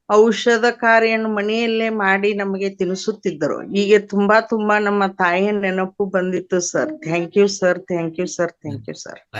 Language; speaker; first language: Kannada; native; Kannada